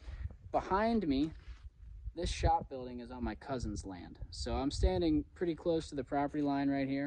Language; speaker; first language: English; native; English